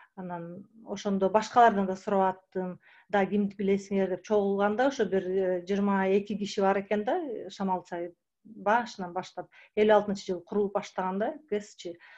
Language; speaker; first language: Kyrgyz; native; Kyrgyz